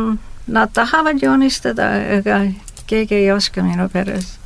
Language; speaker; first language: Estonian; early bilingual, heritage; Estonian